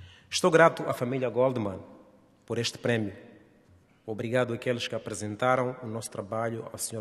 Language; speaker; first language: Portuguese; non-native, local second language; Nyanja